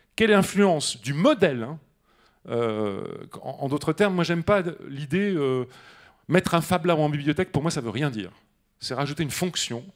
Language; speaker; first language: French; native; French